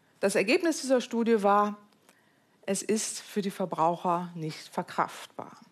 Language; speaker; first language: German; native; German